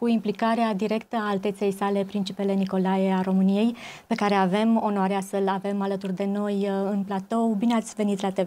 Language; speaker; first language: Romanian; native; Romanian